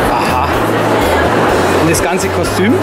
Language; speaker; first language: German; native; German